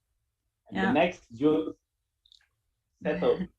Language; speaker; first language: English; non-native, learner; Indonesian